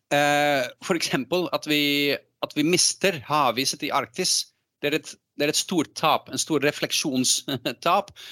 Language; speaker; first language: Norwegian; non-native, fluent; Dutch